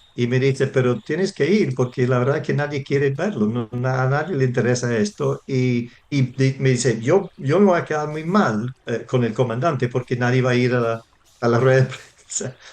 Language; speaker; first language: Spanish; non-native, fluent; English